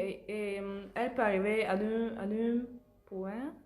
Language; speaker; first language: French; non-native, learner; Italian